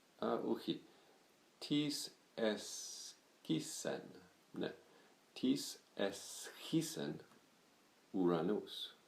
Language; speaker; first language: Greek; non-native, learner; English